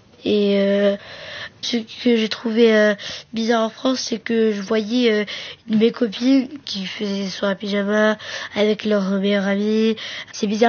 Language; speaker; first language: French; early bilingual, other home language; Arabic